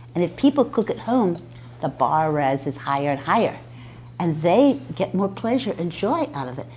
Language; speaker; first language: English; native; English